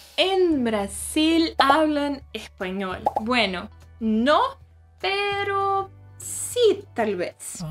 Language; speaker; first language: Spanish; non-native, fluent; Portuguese